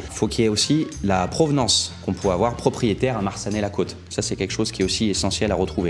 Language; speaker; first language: French; native; French